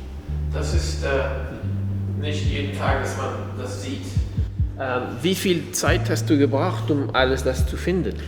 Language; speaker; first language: German; non-native, fluent; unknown